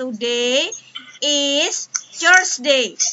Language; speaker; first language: English; non-native, fluent; Indonesian